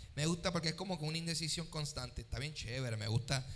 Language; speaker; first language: Spanish; native; Spanish